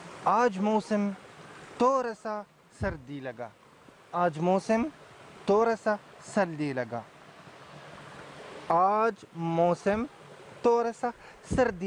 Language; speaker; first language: Hindi; non-native, learner; Arabic